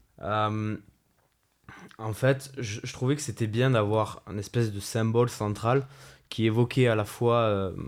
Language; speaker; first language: French; native; French